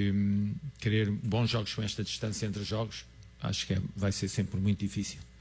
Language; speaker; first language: Portuguese; native; Portuguese